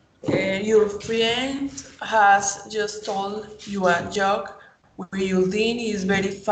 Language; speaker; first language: English; non-native, learner; Spanish